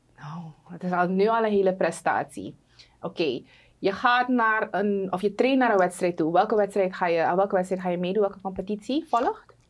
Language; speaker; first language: Dutch; native; Dutch